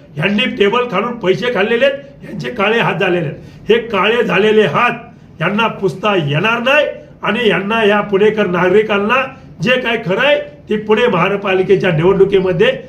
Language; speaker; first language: Marathi; native; Marathi